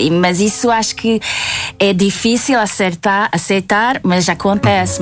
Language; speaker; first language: Portuguese; non-native, fluent; Hungarian